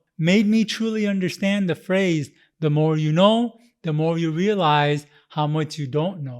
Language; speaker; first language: English; native; English